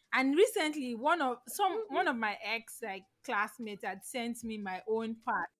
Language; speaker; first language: English; non-native, local second language; Yoruba